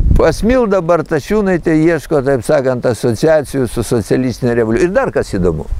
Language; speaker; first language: Lithuanian; native; Lithuanian